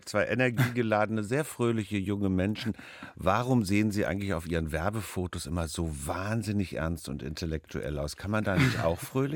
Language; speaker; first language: German; native; German